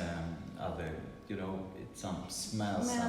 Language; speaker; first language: English; non-native, learner; Russian